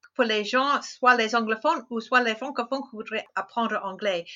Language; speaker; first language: French; non-native, fluent; English